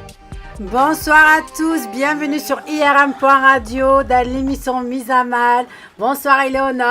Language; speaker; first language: French; native; French